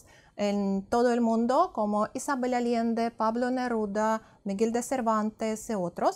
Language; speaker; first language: Spanish; non-native, fluent; Russian